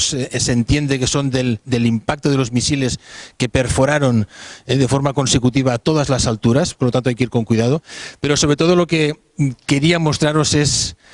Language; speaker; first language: Spanish; native; Spanish